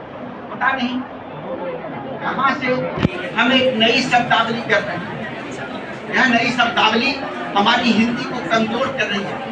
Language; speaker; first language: Hindi; native; Hindi